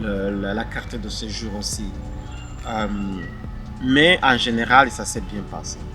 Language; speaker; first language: French; non-native, local second language; Kinyarwanda